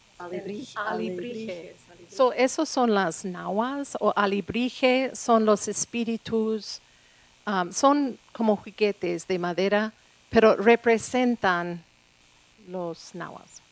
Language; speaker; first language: Spanish; non-native, fluent; English